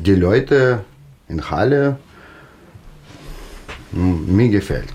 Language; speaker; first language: German; non-native, learner; Russian